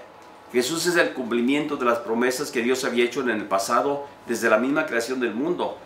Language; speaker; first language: Spanish; native; Spanish